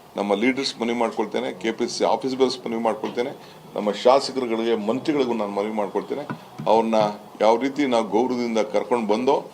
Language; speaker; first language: Kannada; native; Kannada